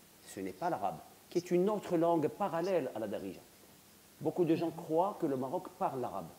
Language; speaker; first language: French; non-native, local second language; Arabic